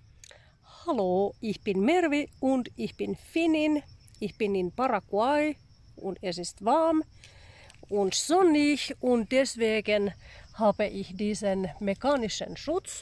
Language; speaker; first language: German; non-native, fluent; Finnish